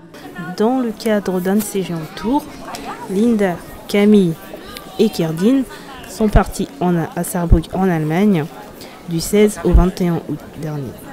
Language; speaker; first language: French; native; French